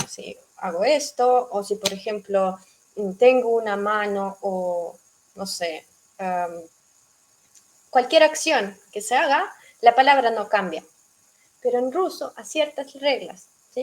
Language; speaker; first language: Spanish; non-native, fluent; Russian